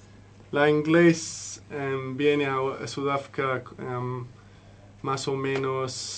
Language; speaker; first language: Spanish; non-native, learner; English